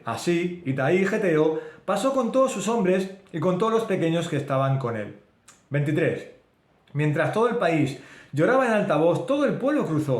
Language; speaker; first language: Spanish; native; Spanish